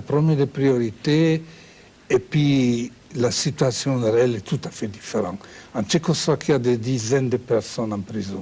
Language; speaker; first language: French; non-native, fluent; Czech